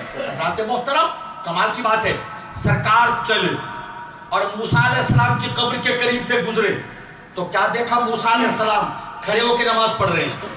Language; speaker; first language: Urdu; non-native, local second language; Saraiki